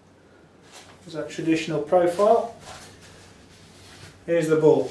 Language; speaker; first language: English; native; English